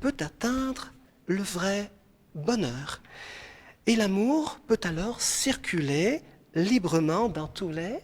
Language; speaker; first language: French; non-native, local second language; Arabic